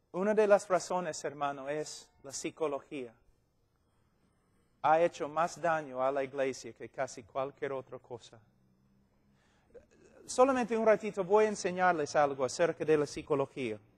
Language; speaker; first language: Spanish; non-native, fluent; English